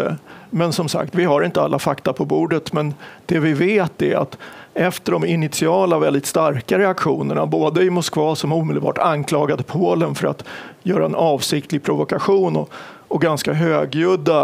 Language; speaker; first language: Swedish; native; Swedish